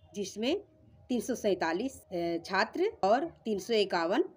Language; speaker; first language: Hindi; native; Hindi